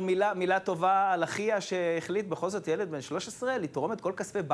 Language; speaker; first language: Hebrew; native; Hebrew